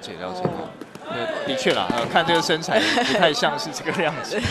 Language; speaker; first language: Chinese; native; Chinese